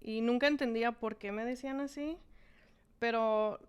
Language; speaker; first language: Spanish; early bilingual, heritage; Spanish